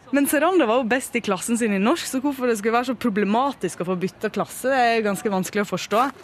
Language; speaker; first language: Norwegian; native; Norwegian